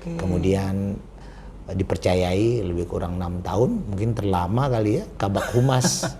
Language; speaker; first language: Indonesian; native; Indonesian